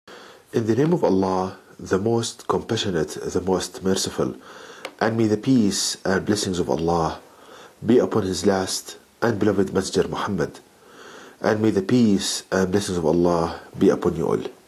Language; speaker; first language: English; non-native, fluent; Arabic